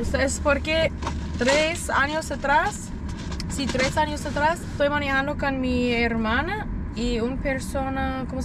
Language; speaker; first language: Spanish; non-native, learner; English